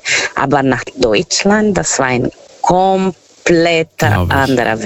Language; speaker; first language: German; non-native, fluent; Portuguese